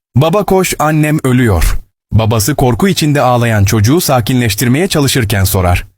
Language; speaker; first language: Turkish; native; Turkish